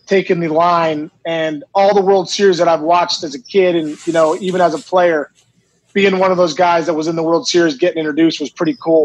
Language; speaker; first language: English; native; English